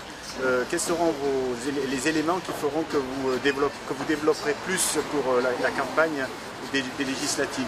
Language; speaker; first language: French; native; French